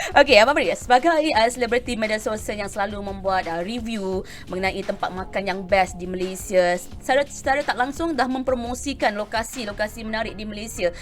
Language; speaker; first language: Malay; native; Malay